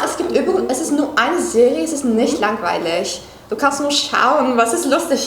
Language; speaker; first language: German; non-native, fluent; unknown